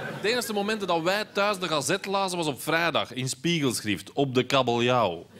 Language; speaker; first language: Dutch; native; Dutch